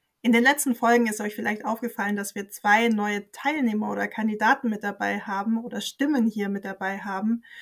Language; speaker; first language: German; native; German